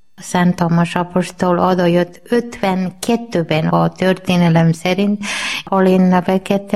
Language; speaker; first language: Hungarian; non-native, learner; Malayalam